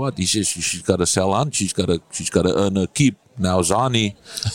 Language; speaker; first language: English; non-native, local second language; Afrikaans